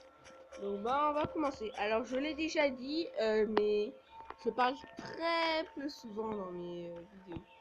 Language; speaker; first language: French; native; French